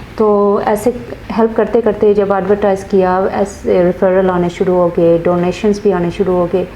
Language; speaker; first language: Urdu; early bilingual, heritage; Urdu